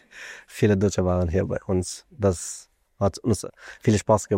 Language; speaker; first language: German; non-native, learner; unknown